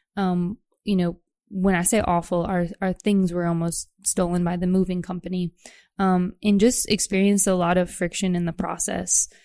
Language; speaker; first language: English; native; English